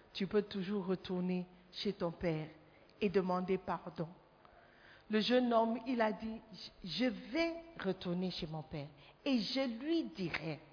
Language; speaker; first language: French; non-native, fluent; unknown